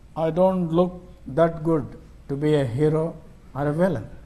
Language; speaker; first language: English; non-native, local second language; Telugu